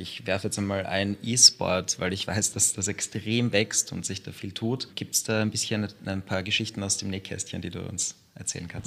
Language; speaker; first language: German; native; German